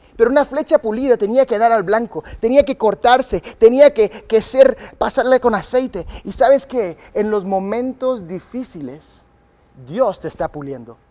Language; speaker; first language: Spanish; early bilingual, other home language; English